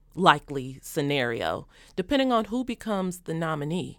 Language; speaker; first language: English; native; English